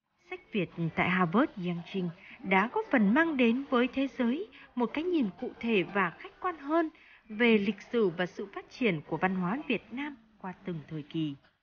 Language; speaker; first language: Vietnamese; native; Vietnamese